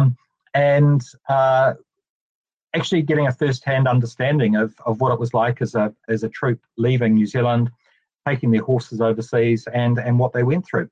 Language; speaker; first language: English; native; English